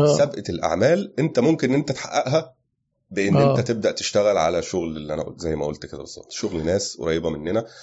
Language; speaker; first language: Arabic; native; Arabic